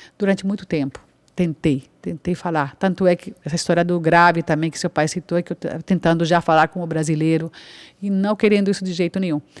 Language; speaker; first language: Portuguese; non-native, fluent; Spanish